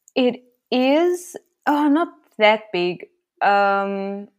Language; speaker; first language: English; native; English